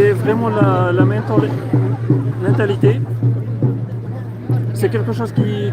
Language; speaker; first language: French; non-native, fluent; Arabic